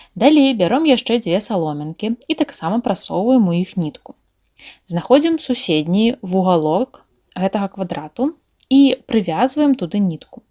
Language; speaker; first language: Belarusian; native; Belarusian